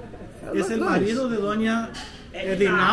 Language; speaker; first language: Portuguese; non-native, learner; Spanish